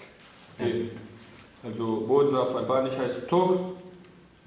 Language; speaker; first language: German; early bilingual, other home language; Arabic